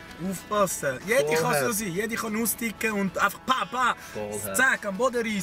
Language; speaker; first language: German; native; German